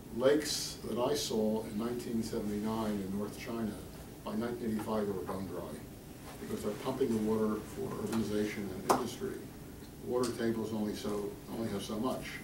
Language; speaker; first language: English; native; English